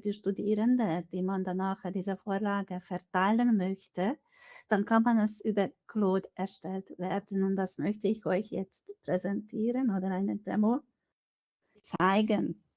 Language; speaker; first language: German; non-native, fluent; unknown